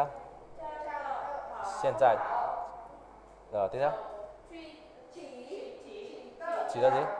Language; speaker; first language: Chinese; non-native, fluent; Vietnamese